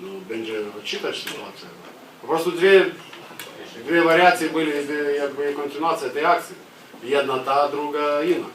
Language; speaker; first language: Polish; non-native, learner; Lithuanian